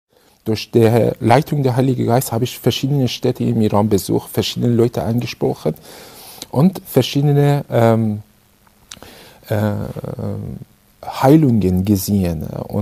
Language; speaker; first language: German; non-native, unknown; Persian